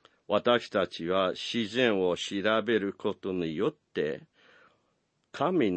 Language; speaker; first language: Japanese; non-native, fluent; English